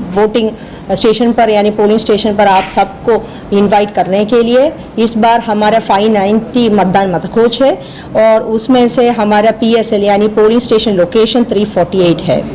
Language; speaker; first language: Hindi; non-native, local second language; Malayalam